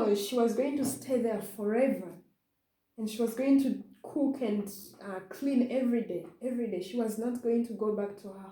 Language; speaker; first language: English; non-native, fluent; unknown